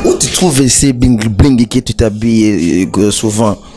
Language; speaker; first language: French; non-native, local second language; Rundi